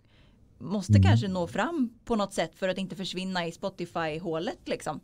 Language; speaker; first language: Swedish; native; Swedish